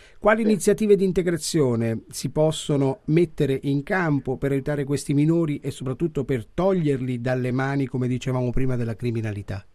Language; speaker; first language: Italian; native; Italian